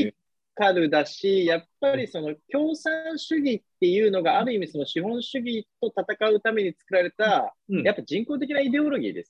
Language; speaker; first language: Japanese; native; Japanese